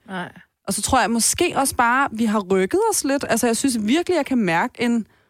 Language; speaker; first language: Danish; early bilingual, other home language; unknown